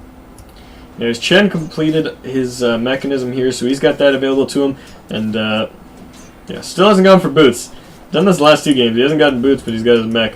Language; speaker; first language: English; native; English